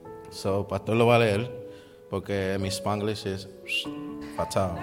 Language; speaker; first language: Spanish; native; Spanish